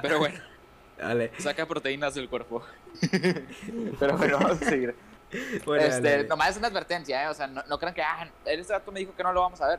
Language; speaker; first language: Spanish; native; Spanish